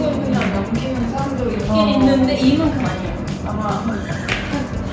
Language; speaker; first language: Korean; non-native, learner; Italian